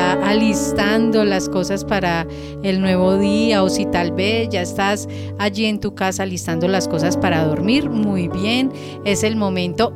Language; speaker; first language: Spanish; native; Spanish